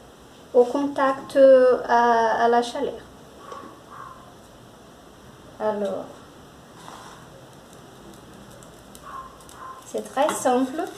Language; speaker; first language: French; non-native, fluent; Portuguese